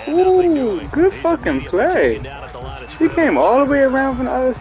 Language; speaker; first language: English; native; English